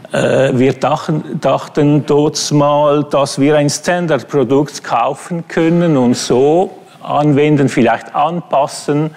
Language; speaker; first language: German; non-native, fluent; Italian